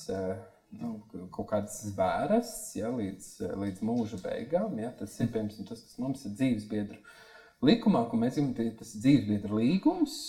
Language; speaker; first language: Latvian; native; Latvian